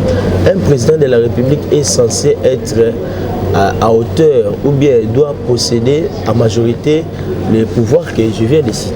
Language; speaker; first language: French; non-native, local second language; Lingala